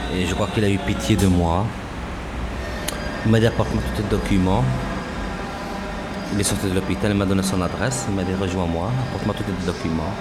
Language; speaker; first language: French; native; French